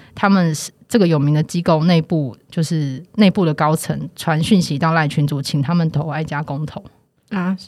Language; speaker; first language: Chinese; native; Chinese